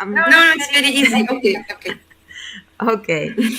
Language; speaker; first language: English; non-native, learner; Arabic